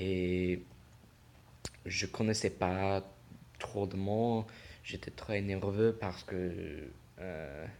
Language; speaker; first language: French; non-native, learner; English